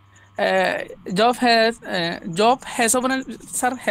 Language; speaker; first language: English; non-native, learner; Bangla